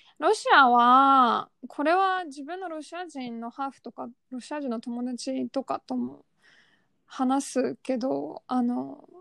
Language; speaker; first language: Japanese; early bilingual, other home language; Russian